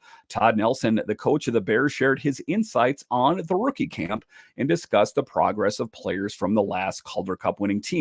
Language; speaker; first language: English; native; English